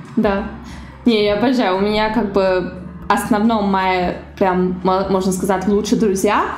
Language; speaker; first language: Russian; early bilingual, heritage; Russian